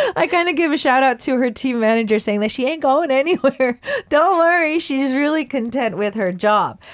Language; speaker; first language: English; early bilingual, other home language; Korean